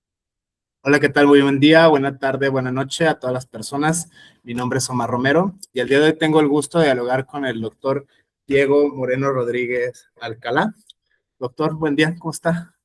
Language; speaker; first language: Spanish; native; Spanish